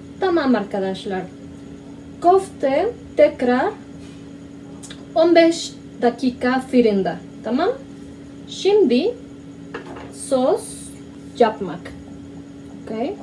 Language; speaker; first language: Turkish; non-native, learner; Spanish